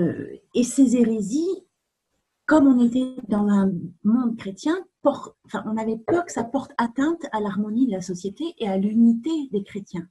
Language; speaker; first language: French; native; French